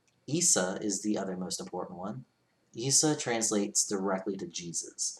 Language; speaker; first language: English; native; English